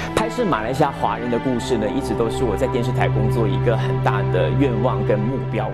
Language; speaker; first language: Chinese; native; Chinese